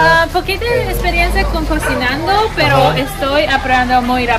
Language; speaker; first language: Spanish; non-native, learner; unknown